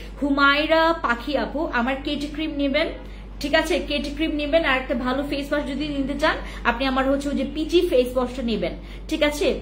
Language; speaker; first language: Bangla; native; Bangla